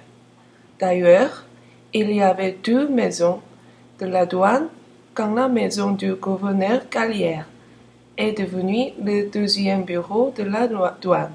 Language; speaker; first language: French; non-native, learner; Korean